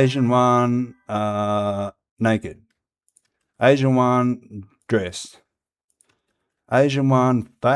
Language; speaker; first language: English; native; English